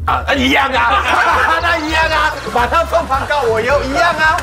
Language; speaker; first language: Chinese; native; Chinese